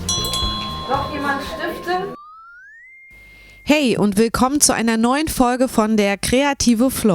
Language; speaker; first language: German; native; German